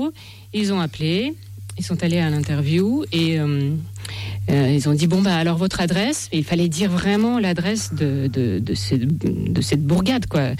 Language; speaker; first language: French; non-native, fluent; Russian